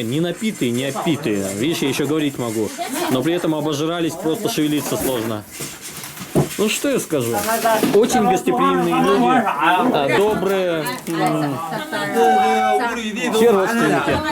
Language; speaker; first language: Russian; native; Russian